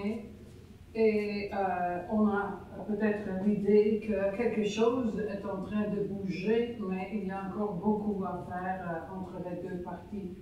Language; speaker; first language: French; non-native, fluent; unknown